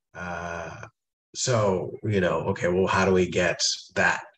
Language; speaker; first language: English; native; English